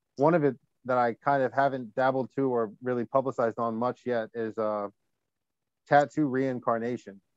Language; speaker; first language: English; native; English